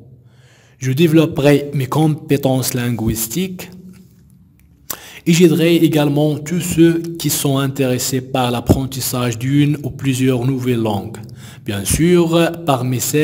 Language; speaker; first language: French; non-native, local second language; Arabic